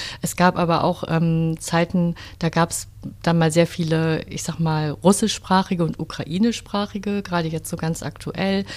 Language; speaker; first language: German; native; German